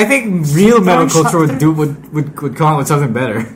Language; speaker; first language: English; non-native, local second language; Filipino